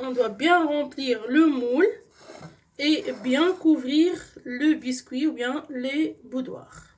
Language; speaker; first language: French; non-native, local second language; Arabic